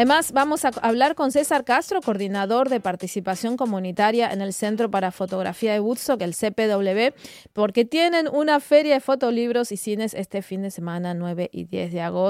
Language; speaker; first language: Spanish; native; Spanish